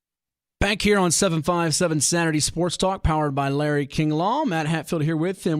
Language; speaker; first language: English; native; English